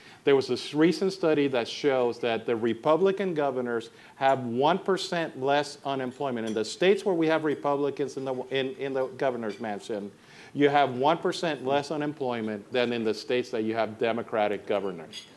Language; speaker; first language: English; non-native, local second language; Spanish